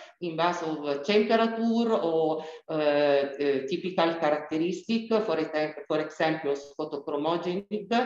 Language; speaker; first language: English; non-native, learner; Italian